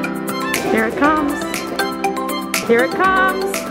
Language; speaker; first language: English; native; English